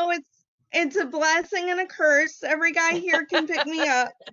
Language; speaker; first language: English; native; English